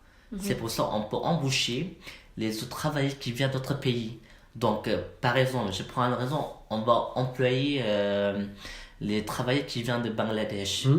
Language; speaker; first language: French; non-native, learner; Malay